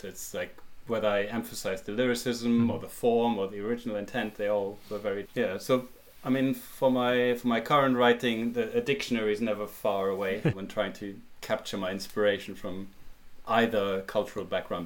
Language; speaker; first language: English; non-native, fluent; German